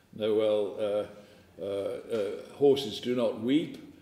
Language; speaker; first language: English; native; English